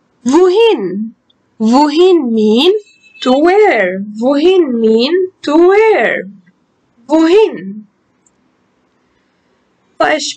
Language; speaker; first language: German; non-native, fluent; Arabic